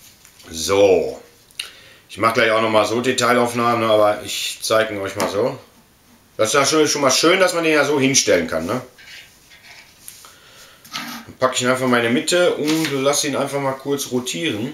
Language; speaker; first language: German; native; German